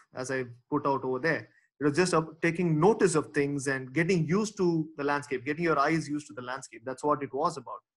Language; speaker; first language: English; non-native, local second language; Tamil